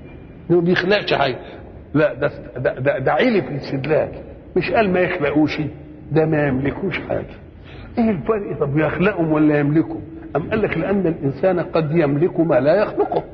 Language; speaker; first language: Arabic; native; Arabic